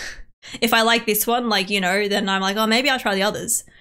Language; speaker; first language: English; native; English